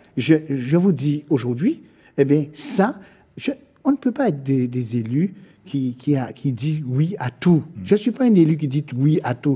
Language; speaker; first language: French; native; French